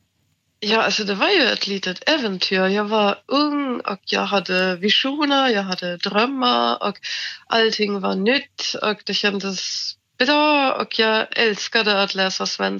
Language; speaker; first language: Swedish; non-native, fluent; German